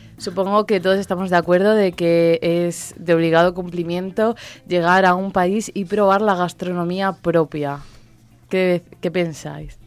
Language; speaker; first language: Spanish; native; Spanish